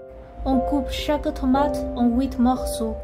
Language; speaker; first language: French; non-native, fluent; Chinese